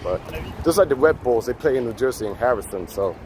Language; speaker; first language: English; non-native, local second language; Spanish